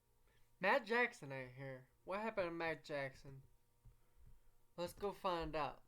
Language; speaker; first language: English; native; English